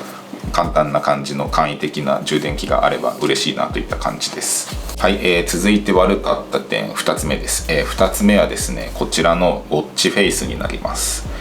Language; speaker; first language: Japanese; native; Japanese